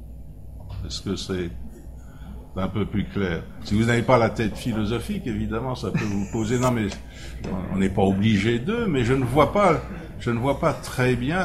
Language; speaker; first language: French; native; French